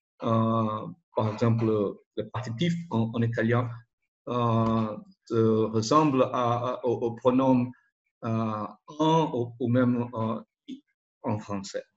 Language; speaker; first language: French; non-native, learner; Portuguese